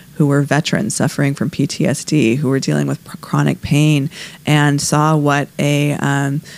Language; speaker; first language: English; native; English